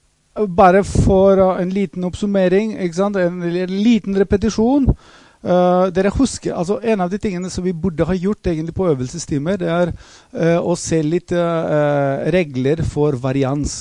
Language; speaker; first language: Norwegian; non-native, fluent; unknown